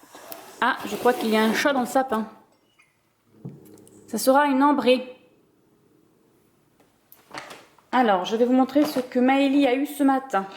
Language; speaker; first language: French; native; French